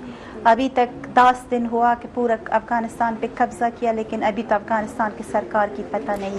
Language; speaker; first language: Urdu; non-native, fluent; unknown